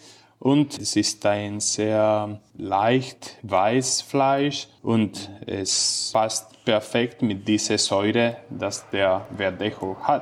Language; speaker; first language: German; non-native, learner; Spanish